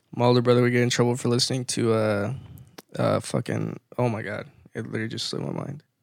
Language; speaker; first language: English; early bilingual, other home language; Spanish